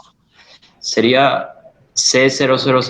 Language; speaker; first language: Spanish; native; Spanish